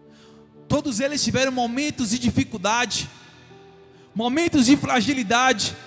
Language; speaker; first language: Portuguese; native; Portuguese